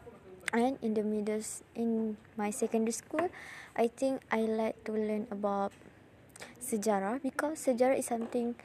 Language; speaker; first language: English; non-native, learner; Malay